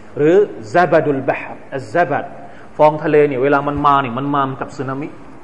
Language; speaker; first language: Thai; non-native, local second language; Malay